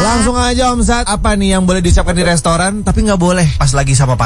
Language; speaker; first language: Indonesian; native; Indonesian